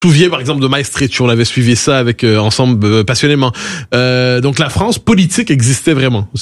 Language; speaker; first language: French; native; French